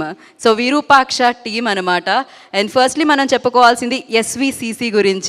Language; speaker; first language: Telugu; native; Telugu